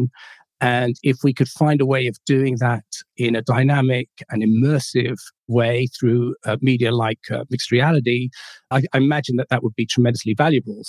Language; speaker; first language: English; native; English